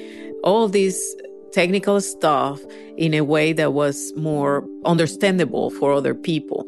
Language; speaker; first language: English; non-native, fluent; Spanish